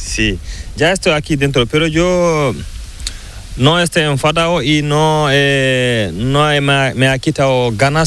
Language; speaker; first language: Spanish; non-native, learner; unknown